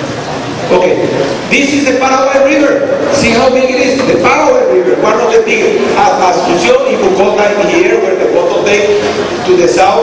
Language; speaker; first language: English; non-native, fluent; Spanish